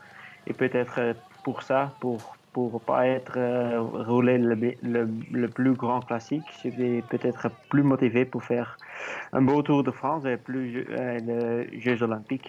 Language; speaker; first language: French; non-native, learner; Dutch